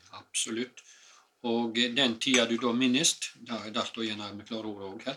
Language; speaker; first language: Norwegian; native; Norwegian